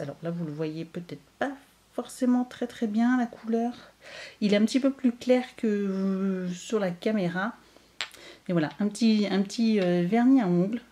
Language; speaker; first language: French; native; French